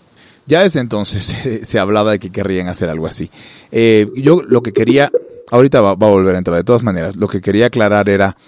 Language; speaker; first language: Spanish; native; Spanish